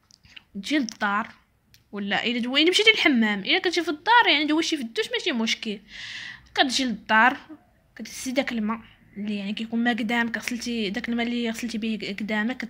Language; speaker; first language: Arabic; native; Arabic